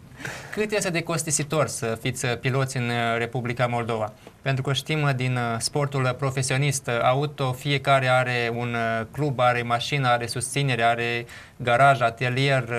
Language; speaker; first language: Romanian; native; Romanian